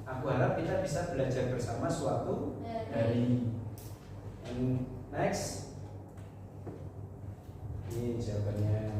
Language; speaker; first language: Indonesian; native; Indonesian